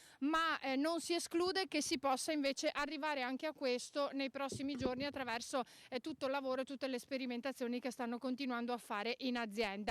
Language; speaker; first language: Italian; native; Italian